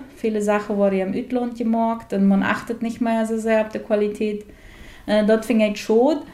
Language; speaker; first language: German; non-native, fluent; Plautdietsch